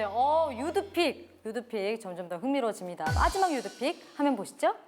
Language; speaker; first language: Korean; native; Korean